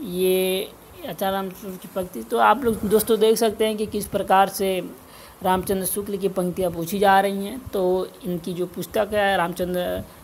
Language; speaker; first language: Hindi; native; Hindi